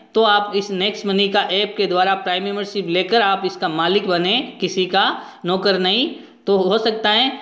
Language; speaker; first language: Hindi; native; Hindi